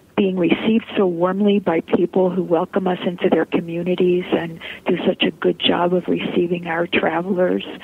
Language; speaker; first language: English; early bilingual, heritage; Polish